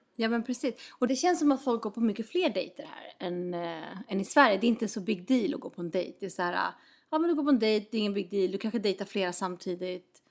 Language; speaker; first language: Swedish; native; Swedish